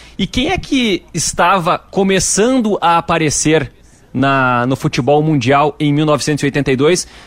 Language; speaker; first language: Portuguese; native; Portuguese